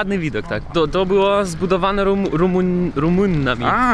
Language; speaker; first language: Polish; non-native, learner; Russian